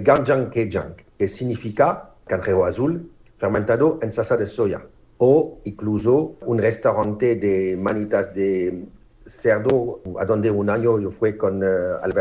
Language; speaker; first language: Spanish; non-native, fluent; French